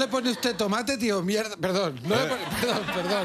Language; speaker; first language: Spanish; native; Spanish